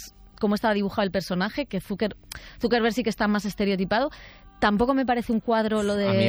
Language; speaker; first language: Spanish; native; Spanish